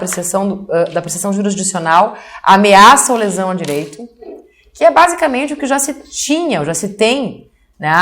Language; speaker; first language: Portuguese; native; Portuguese